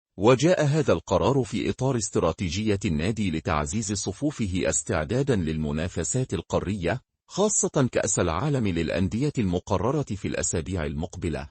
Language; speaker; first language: Arabic; native; Arabic